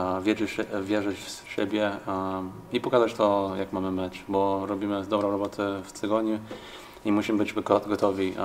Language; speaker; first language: Polish; non-native, fluent; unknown